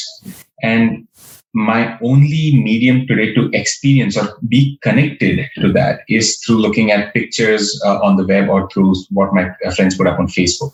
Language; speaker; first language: English; non-native, local second language; Marathi